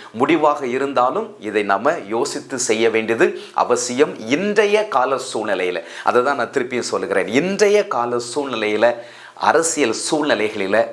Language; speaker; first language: Tamil; native; Tamil